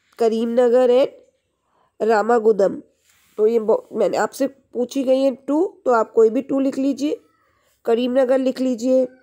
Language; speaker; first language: Hindi; native; Hindi